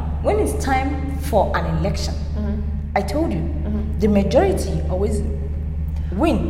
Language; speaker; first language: English; non-native, local second language; Igbo